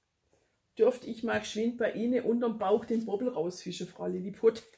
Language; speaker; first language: German; native; German